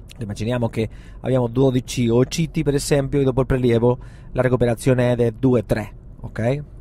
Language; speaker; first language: Italian; non-native, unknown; Spanish